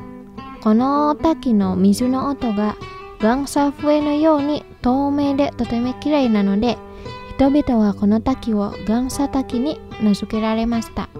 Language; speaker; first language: Japanese; non-native, fluent; Indonesian